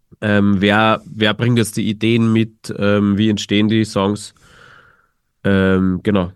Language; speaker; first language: German; native; German